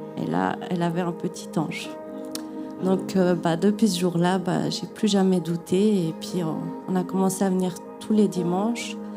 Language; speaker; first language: French; native; French